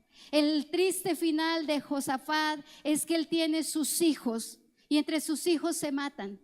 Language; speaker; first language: Spanish; native; Spanish